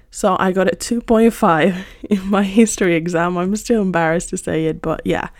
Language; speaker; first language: English; non-native, fluent; Spanish